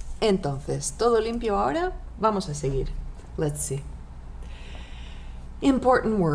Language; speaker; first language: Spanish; non-native, fluent; French